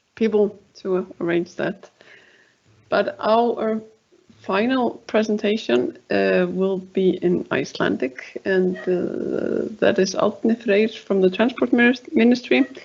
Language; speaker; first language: English; non-native, fluent; Icelandic